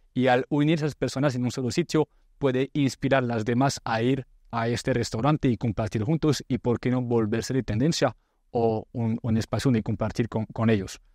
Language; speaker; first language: Spanish; non-native, fluent; French